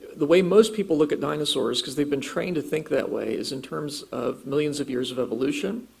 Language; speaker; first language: English; native; English